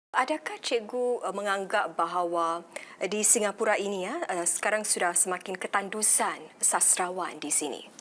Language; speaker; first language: Malay; native; Malay